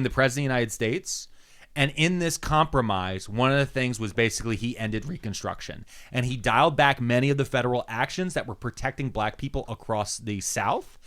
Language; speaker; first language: English; native; English